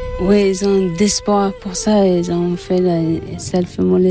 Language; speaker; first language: French; non-native, learner; Tibetan